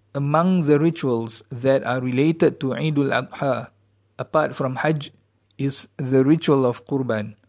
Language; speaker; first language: English; non-native, local second language; Malay